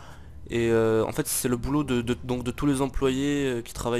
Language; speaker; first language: French; native; French